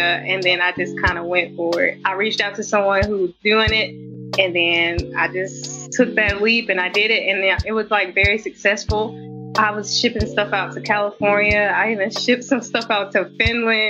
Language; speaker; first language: English; native; English